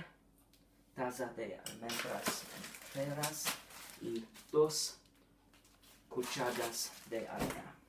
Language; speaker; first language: Spanish; non-native, learner; English